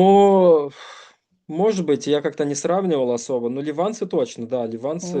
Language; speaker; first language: Russian; native; Russian